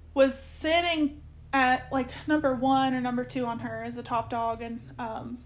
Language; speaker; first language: English; native; English